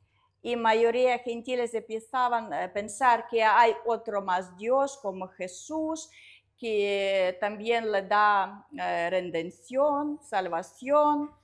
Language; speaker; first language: Spanish; non-native, learner; Russian